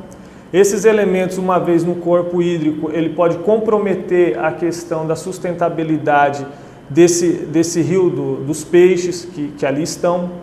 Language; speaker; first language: Portuguese; native; Portuguese